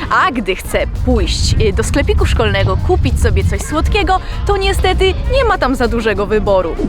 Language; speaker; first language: Polish; native; Polish